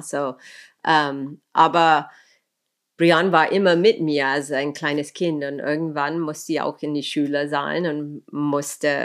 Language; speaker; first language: German; non-native, fluent; English